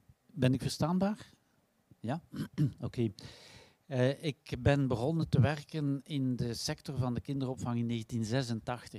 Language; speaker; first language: Dutch; native; Dutch